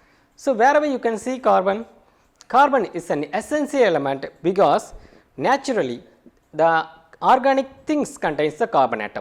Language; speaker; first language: English; non-native, local second language; Tamil